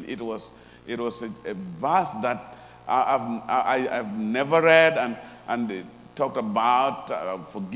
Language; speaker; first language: English; non-native, local second language; Luo (Kenya and Tanzania)